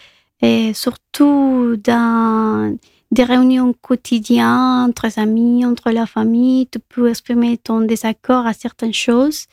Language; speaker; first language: French; non-native, local second language; Spanish